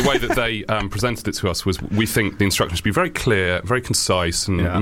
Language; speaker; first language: English; native; English